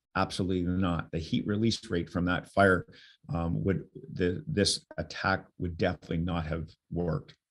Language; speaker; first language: English; native; English